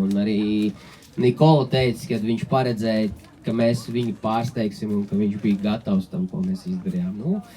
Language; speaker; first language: Latvian; native; Latvian